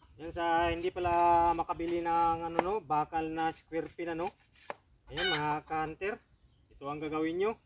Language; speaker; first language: Filipino; non-native, local second language; Cebuano